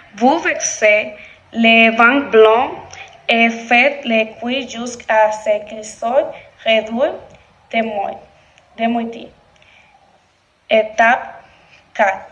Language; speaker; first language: French; non-native, learner; Spanish